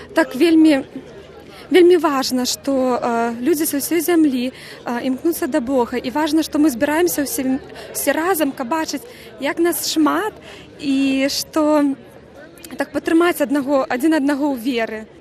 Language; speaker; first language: Belarusian; native; Belarusian